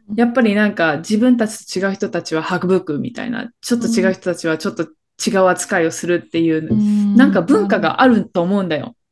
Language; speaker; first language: Japanese; early bilingual, other home language; Filipino